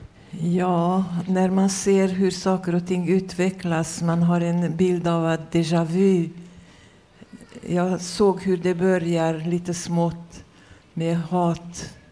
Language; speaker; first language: Swedish; non-native, fluent; Hungarian